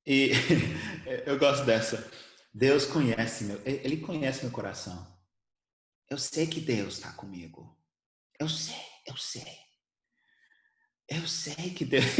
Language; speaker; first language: Portuguese; early bilingual, other home language; English